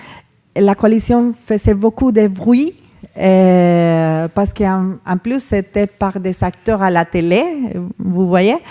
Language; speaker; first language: French; non-native, fluent; Spanish